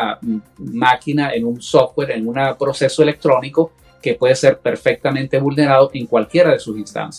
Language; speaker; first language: Spanish; native; Spanish